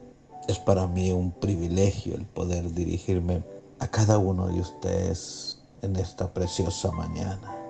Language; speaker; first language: Spanish; native; Spanish